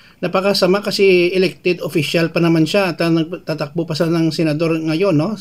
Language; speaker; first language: Filipino; non-native, local second language; Hiligaynon